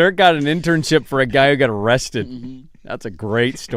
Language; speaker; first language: English; native; English